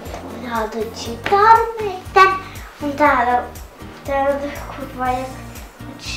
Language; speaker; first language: Latvian; early bilingual, heritage; Latvian